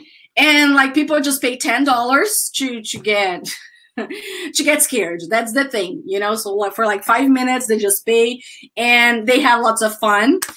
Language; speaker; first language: English; non-native, fluent; Portuguese